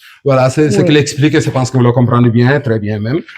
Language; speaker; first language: French; non-native, local second language; Wolof